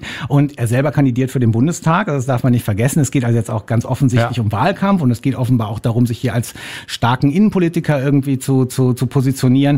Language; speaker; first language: German; native; German